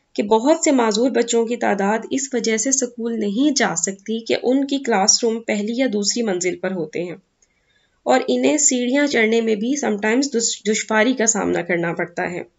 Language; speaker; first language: Urdu; native; Urdu